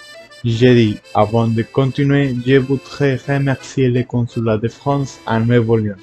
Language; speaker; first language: French; non-native, learner; Spanish